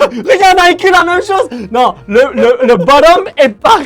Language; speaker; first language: French; native; French